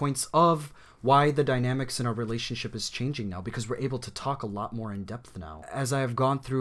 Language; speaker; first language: English; native; English